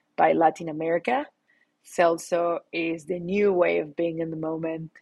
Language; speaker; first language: English; non-native, fluent; Spanish